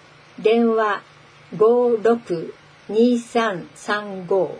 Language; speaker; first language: Japanese; native; Japanese